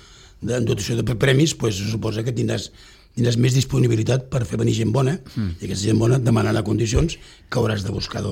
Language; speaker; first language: Catalan; native; Catalan